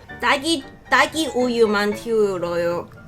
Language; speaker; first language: Korean; non-native, learner; Cantonese